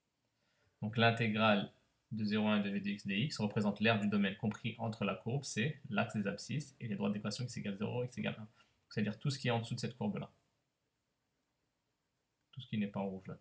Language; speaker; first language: French; native; French